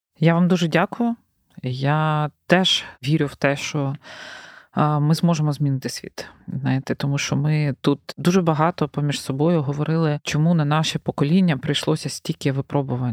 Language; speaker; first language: Ukrainian; native; Ukrainian